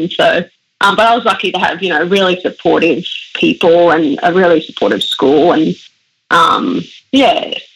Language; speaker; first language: English; early bilingual, other home language; German